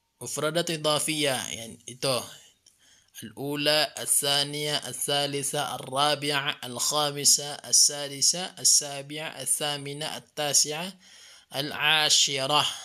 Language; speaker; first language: Arabic; non-native, fluent; Filipino